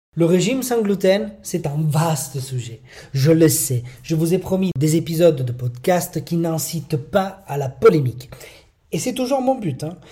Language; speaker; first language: French; non-native, fluent; Italian